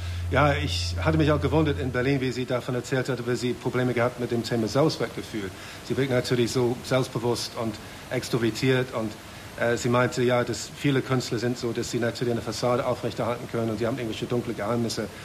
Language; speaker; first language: German; non-native, fluent; English